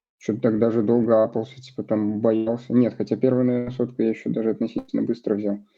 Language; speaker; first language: Russian; native; Russian